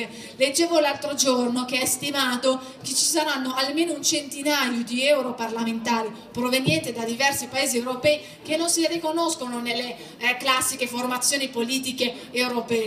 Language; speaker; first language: Italian; native; Italian